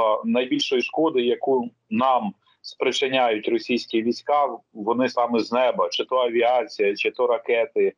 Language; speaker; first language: Ukrainian; native; Ukrainian